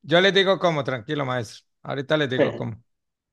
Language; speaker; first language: Spanish; native; Spanish